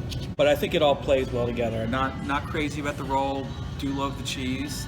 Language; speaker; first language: English; native; English